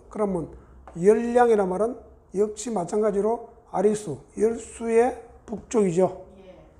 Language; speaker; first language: Korean; native; Korean